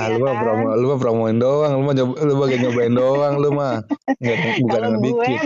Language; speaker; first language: Indonesian; native; Indonesian